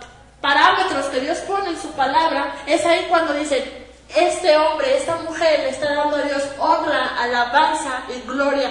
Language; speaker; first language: Spanish; native; Spanish